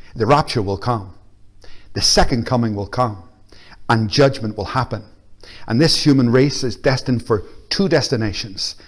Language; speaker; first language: English; native; English